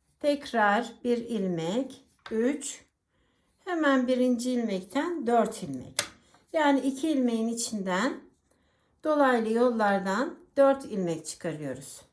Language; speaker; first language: Turkish; native; Turkish